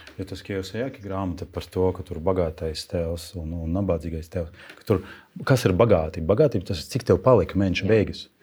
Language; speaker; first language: Latvian; non-native, local second language; Russian